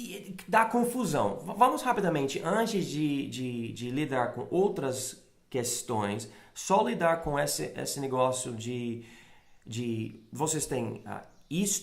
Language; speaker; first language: Portuguese; non-native, fluent; English